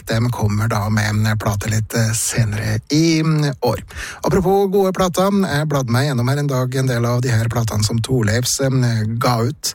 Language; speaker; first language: Norwegian; native; Norwegian